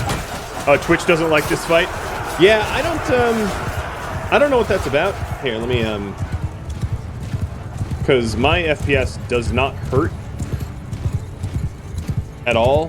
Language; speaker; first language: English; native; English